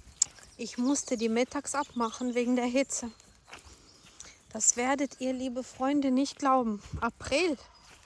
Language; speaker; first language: German; non-native, fluent; Ukrainian